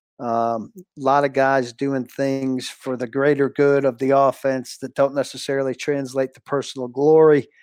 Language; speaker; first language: English; native; English